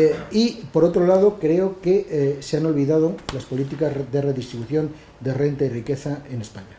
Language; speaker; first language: Spanish; native; Spanish